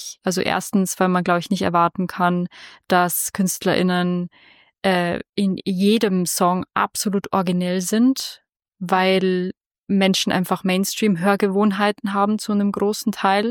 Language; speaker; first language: German; native; German